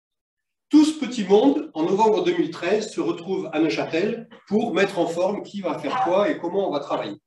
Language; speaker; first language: French; native; French